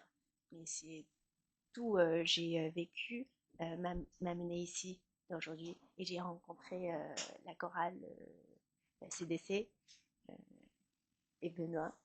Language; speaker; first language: French; non-native, learner; Chinese